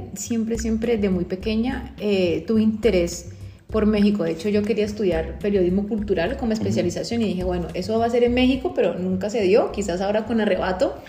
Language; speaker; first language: Spanish; native; Spanish